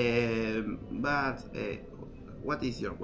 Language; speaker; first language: English; non-native, learner; Spanish